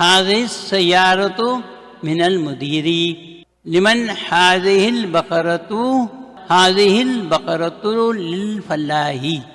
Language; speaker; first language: Arabic; non-native, learner; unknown